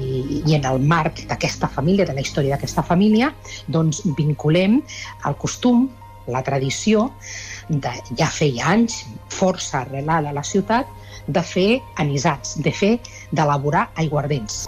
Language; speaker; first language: Catalan; native; Catalan